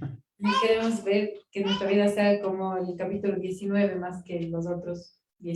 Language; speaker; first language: Spanish; native; Spanish